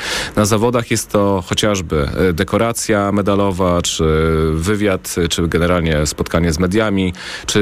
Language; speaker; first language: Polish; native; Polish